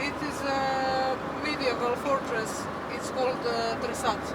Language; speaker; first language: English; non-native, fluent; Croatian